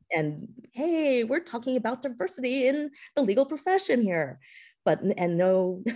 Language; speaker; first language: English; native; English